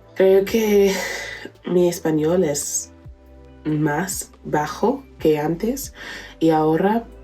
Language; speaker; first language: Spanish; non-native, learner; English